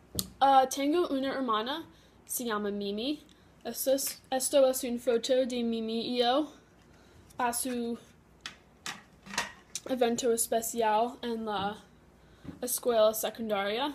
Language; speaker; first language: Spanish; non-native, learner; English